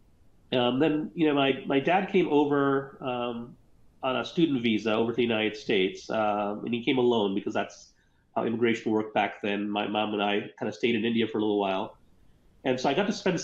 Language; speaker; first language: English; early bilingual, other home language; Gujarati